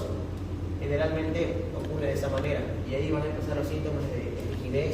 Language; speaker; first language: Spanish; native; Spanish